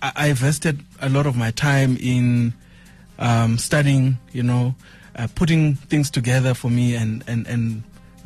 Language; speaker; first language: English; non-native, local second language; Venda